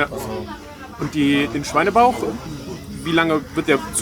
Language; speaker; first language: German; native; German